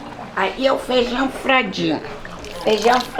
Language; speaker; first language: Portuguese; native; Portuguese